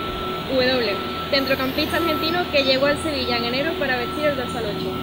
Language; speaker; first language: Spanish; native; Spanish